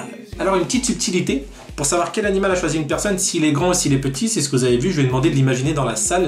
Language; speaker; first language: French; native; French